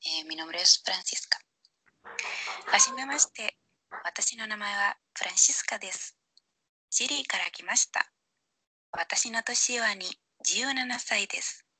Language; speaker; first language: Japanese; non-native, learner; Spanish